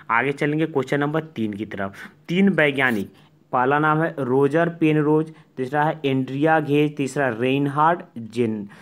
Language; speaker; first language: Hindi; native; Hindi